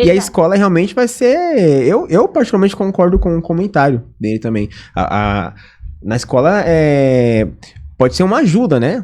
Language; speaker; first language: Portuguese; native; Portuguese